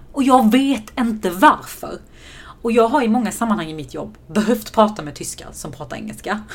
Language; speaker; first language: Swedish; native; Swedish